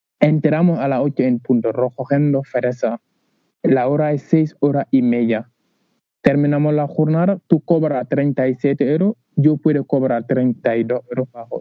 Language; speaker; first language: Spanish; non-native, learner; Wolof